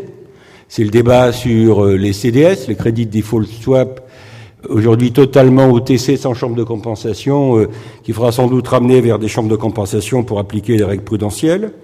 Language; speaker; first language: French; native; French